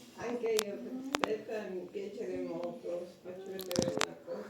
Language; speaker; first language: Italian; non-native, local second language; Georgian